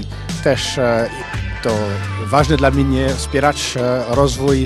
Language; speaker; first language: Polish; non-native, learner; English